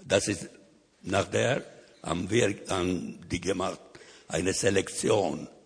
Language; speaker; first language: German; non-native, learner; Ladino